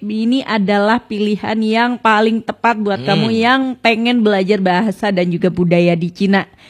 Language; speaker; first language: Indonesian; native; Indonesian